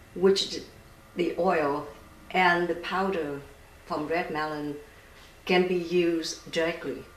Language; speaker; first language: English; non-native, fluent; Vietnamese